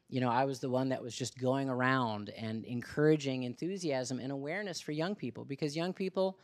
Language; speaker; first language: English; native; English